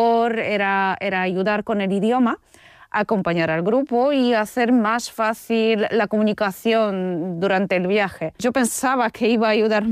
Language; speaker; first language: Spanish; non-native, fluent; Polish